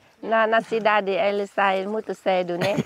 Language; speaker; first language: Portuguese; non-native, learner; Vietnamese